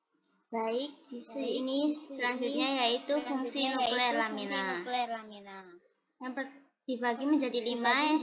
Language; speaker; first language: Indonesian; native; Indonesian